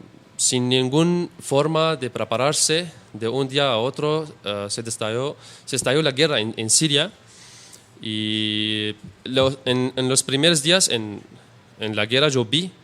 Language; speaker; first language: Spanish; non-native, learner; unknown